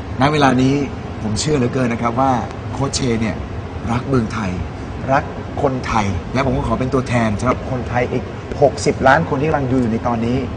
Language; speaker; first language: Thai; native; Thai